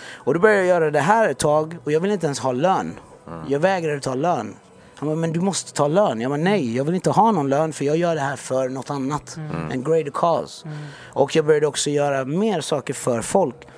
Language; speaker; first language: Swedish; native; Swedish